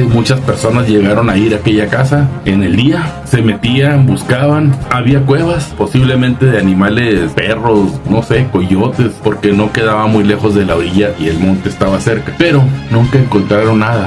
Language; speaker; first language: Spanish; native; Spanish